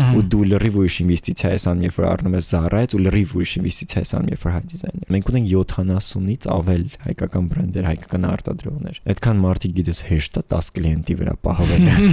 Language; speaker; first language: Armenian; native; Armenian